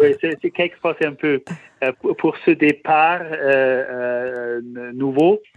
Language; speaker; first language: French; non-native, learner; German